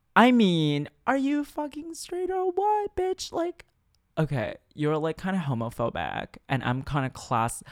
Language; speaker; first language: English; non-native, fluent; Chinese